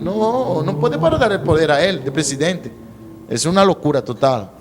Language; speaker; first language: Portuguese; non-native, learner; Spanish